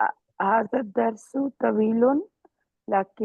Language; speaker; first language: Arabic; non-native, learner; Urdu